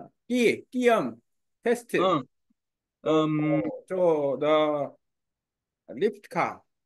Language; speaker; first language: English; non-native, learner; Korean